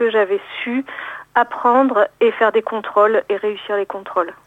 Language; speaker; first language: French; native; French